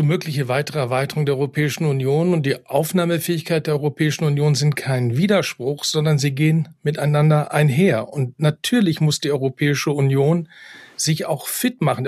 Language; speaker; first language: German; native; German